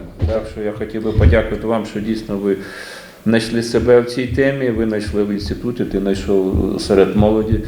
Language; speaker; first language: Ukrainian; native; Ukrainian